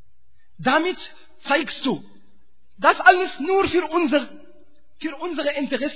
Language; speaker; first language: German; non-native, fluent; Arabic